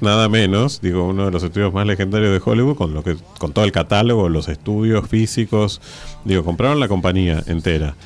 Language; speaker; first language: Spanish; native; Spanish